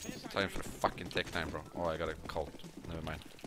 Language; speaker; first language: English; non-native, fluent; Swedish